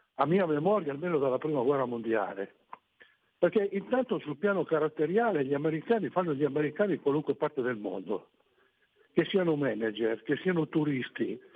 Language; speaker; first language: Italian; native; Italian